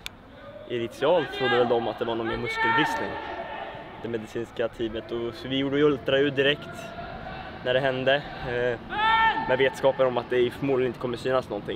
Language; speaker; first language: Swedish; native; Swedish